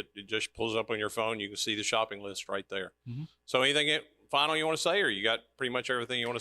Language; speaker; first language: English; native; English